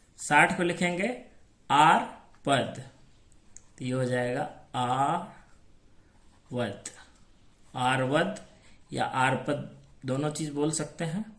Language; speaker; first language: Hindi; native; Hindi